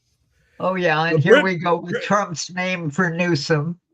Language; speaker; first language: English; native; English